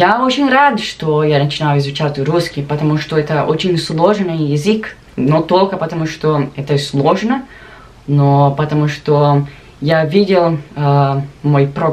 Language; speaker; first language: Russian; non-native, learner; Portuguese